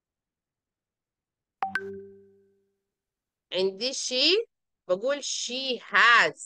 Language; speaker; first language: Arabic; native; Arabic